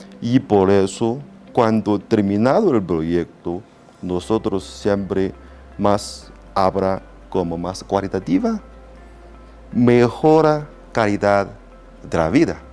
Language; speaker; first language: Spanish; non-native, learner; Chinese